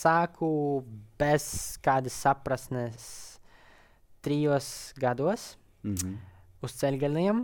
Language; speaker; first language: Latvian; non-native, local second language; Russian